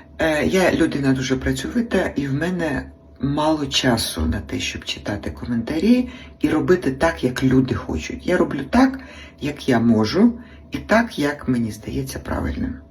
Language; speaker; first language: Ukrainian; native; Ukrainian